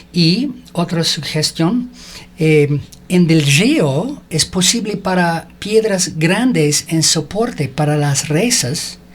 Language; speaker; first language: Spanish; non-native, learner; English